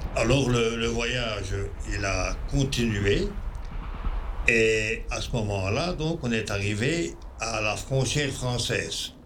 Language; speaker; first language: French; native; French